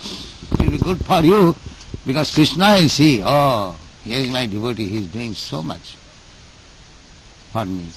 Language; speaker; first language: English; non-native, local second language; Bangla